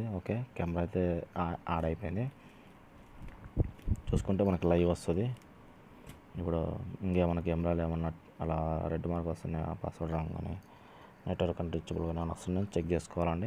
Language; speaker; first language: Telugu; native; Telugu